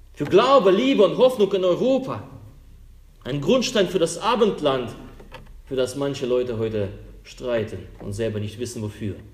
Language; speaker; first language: German; non-native, fluent; Russian